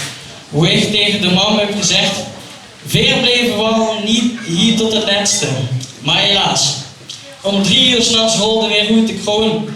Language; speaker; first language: Dutch; native; Dutch